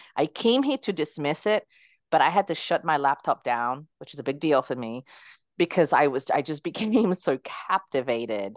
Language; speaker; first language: English; early bilingual, other home language; Spanish